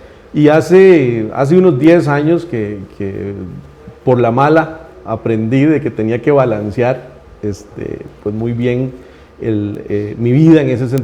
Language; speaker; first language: Spanish; native; Spanish